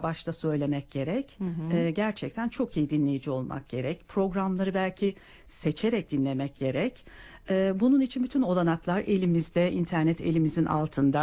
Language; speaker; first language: Turkish; native; Turkish